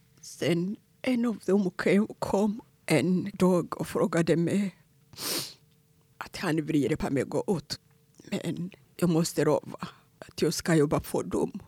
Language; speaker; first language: Swedish; non-native, fluent; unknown